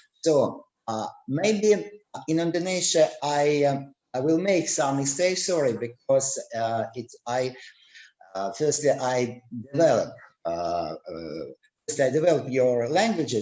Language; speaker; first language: English; non-native, learner; Russian